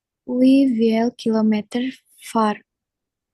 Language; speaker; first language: German; non-native, learner; Indonesian